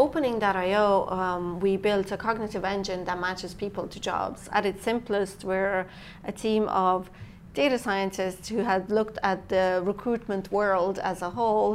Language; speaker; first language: English; non-native, fluent; Romanian